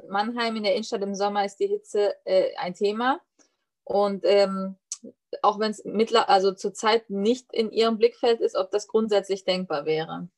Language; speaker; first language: German; native; German